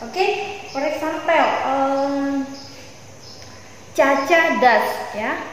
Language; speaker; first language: English; non-native, learner; Indonesian